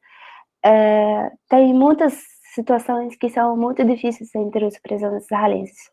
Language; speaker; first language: Portuguese; non-native, fluent; Arabic